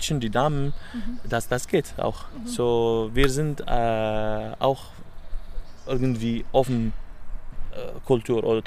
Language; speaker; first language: German; non-native, learner; Arabic